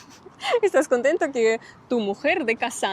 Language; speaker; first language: Spanish; non-native, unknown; Russian